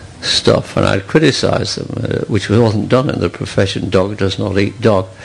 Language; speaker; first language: English; native; English